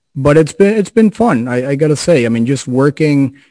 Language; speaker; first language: English; non-native, fluent; Spanish